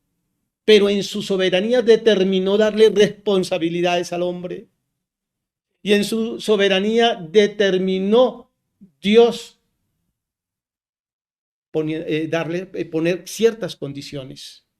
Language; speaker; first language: Spanish; native; Spanish